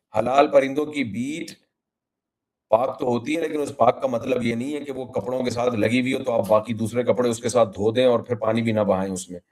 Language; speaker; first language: Urdu; native; Urdu